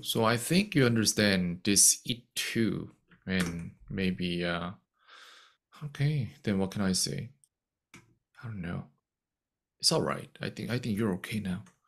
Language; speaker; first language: English; non-native, fluent; Korean